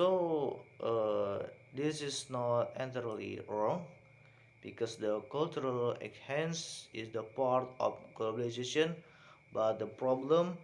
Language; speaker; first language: English; non-native, learner; Indonesian